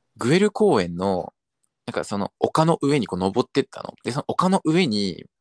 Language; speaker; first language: Japanese; early bilingual, other home language; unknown